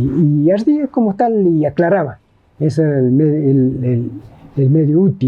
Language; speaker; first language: Spanish; native; Spanish